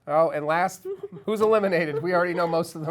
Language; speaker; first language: English; native; English